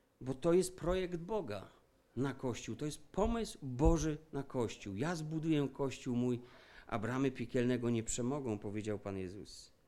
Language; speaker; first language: Polish; native; Polish